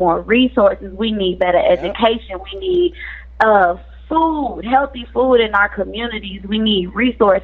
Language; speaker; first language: English; native; English